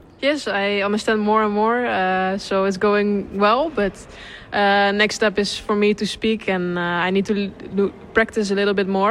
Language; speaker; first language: English; non-native, fluent; Dutch